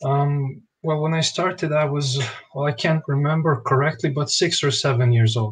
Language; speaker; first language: English; non-native, fluent; Bosnian